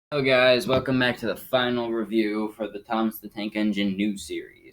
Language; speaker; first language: English; native; English